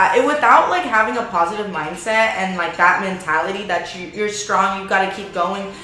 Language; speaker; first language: English; native; English